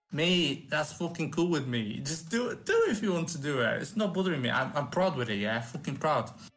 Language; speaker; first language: English; non-native, fluent; Romanian